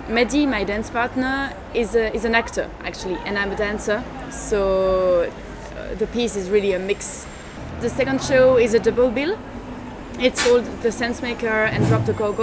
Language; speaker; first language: English; non-native, fluent; French